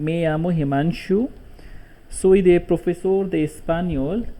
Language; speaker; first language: Spanish; non-native, learner; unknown